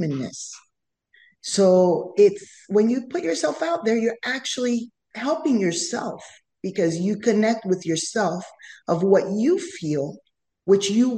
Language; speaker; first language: English; non-native, fluent; Spanish